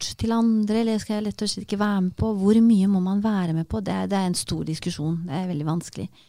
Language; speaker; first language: Norwegian; early bilingual, other home language; Romanian